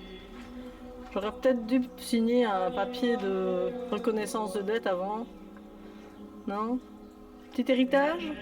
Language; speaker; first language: French; native; French